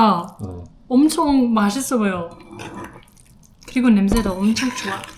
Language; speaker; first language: Korean; non-native, learner; German